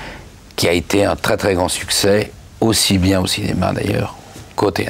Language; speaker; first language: French; native; French